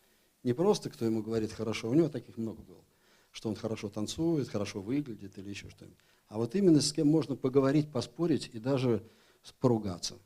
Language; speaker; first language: Russian; native; Russian